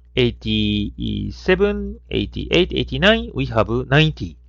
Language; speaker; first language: English; non-native, fluent; Japanese